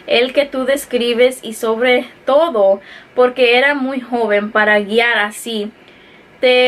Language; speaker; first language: Spanish; early bilingual, heritage; Spanish